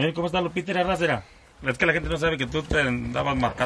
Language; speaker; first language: Spanish; native; Spanish